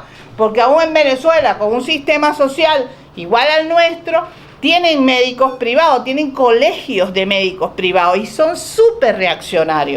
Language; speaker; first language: Spanish; native; Spanish